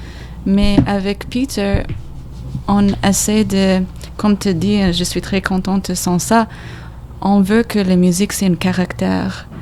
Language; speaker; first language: French; non-native, learner; English